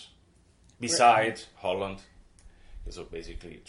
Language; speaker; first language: English; non-native, fluent; Italian